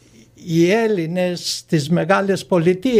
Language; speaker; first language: Greek; early bilingual, heritage; Greek